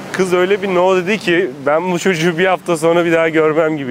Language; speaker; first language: Turkish; native; Turkish